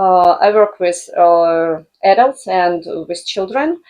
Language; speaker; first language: English; non-native, fluent; Russian